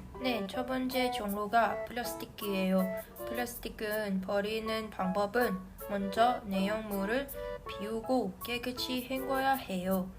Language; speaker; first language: Korean; non-native, learner; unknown